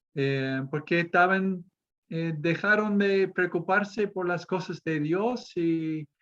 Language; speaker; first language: Spanish; non-native, fluent; English